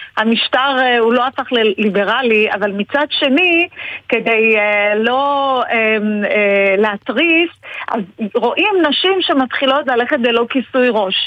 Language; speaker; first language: Hebrew; early bilingual, other home language; Persian